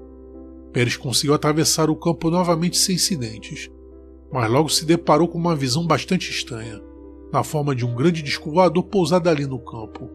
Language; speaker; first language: Portuguese; native; Portuguese